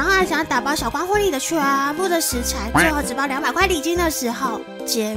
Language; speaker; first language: Chinese; native; Chinese